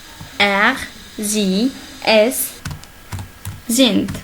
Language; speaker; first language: German; non-native, learner; Arabic